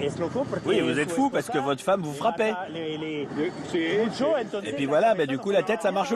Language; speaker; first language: French; native; French